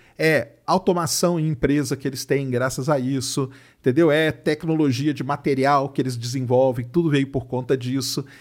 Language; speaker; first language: Portuguese; native; Portuguese